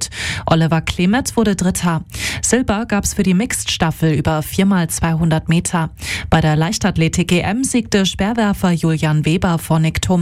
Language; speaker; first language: German; native; German